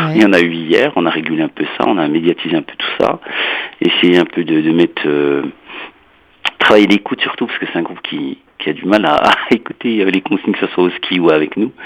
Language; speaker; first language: French; native; French